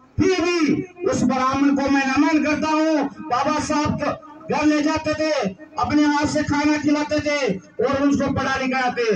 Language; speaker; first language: Hindi; native; Hindi